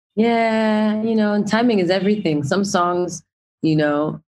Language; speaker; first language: English; native; English